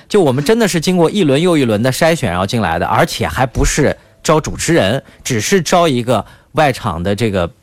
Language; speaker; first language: Chinese; native; Chinese